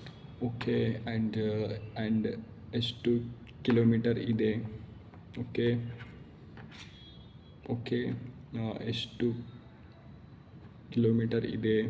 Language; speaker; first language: Kannada; non-native, learner; Malayalam